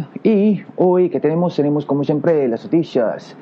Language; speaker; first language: Spanish; non-native, learner; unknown